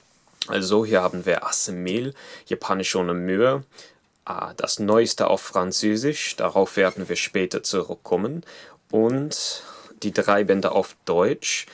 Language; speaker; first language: German; non-native, fluent; English